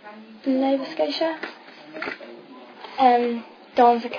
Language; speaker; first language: French; non-native, learner; English